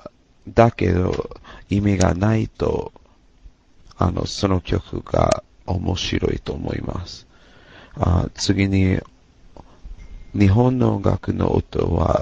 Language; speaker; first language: Japanese; non-native, learner; English